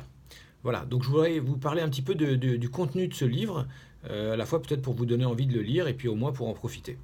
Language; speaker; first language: French; native; French